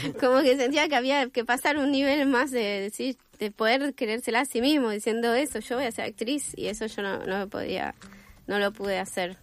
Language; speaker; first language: Spanish; non-native, fluent; French